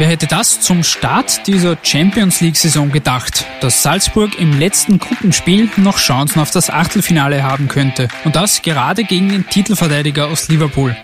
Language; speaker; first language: German; native; German